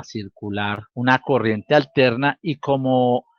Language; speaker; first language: Spanish; native; Spanish